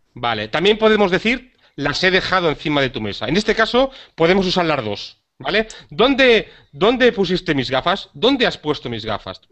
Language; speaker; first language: Spanish; native; Spanish